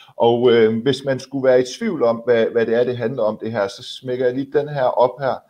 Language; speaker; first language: Danish; early bilingual, other home language; Persian